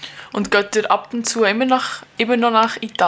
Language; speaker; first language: German; native; German